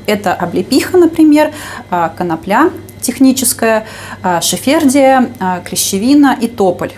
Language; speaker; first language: Russian; native; Russian